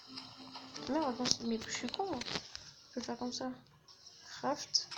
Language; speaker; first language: French; native; French